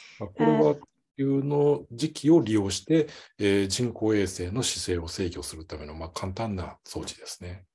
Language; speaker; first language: Japanese; native; Japanese